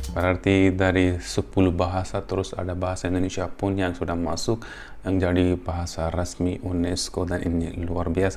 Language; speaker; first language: Indonesian; non-native, fluent; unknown